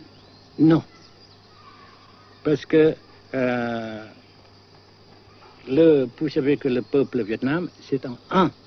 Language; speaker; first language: French; non-native, fluent; Vietnamese